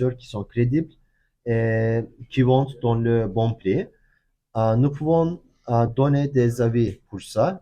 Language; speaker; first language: French; non-native, learner; Turkish